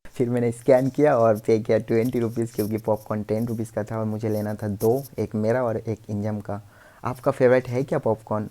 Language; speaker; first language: Hindi; non-native, local second language; Bangla